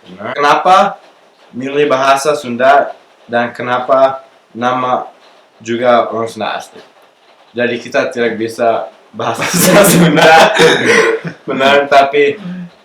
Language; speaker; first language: Indonesian; non-native, local second language; English